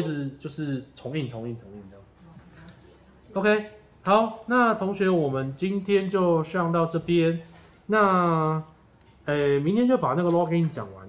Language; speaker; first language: Chinese; native; Chinese